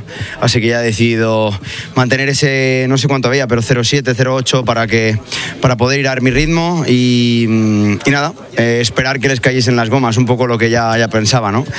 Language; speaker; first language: Spanish; native; Spanish